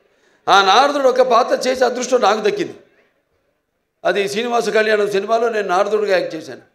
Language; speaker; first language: Telugu; native; Telugu